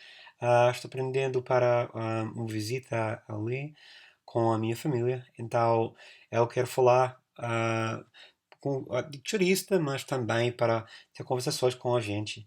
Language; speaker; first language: Portuguese; non-native, fluent; English